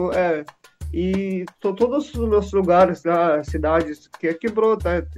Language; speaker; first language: Portuguese; non-native, learner; Arabic